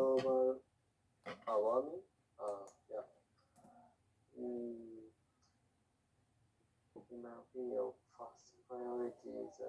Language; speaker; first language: English; non-native, learner; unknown